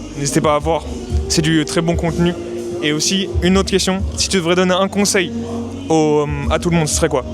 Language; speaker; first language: French; native; French